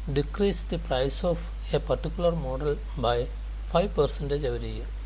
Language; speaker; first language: English; non-native, local second language; Malayalam